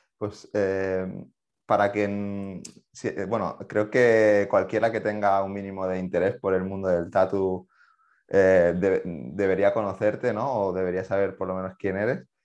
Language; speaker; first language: Spanish; native; Spanish